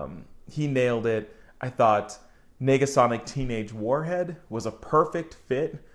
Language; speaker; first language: English; native; English